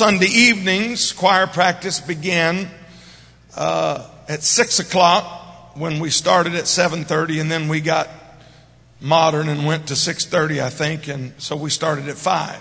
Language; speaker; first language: English; native; English